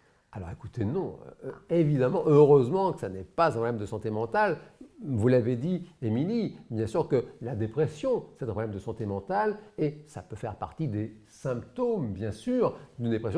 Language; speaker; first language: French; native; French